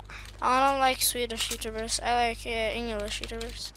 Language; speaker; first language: English; non-native, learner; Swedish